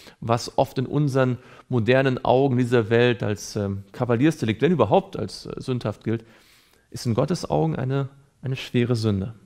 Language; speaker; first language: German; native; German